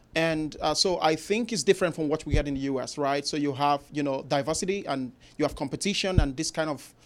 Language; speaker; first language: English; non-native, local second language; Igbo